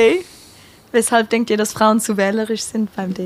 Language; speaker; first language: German; native; German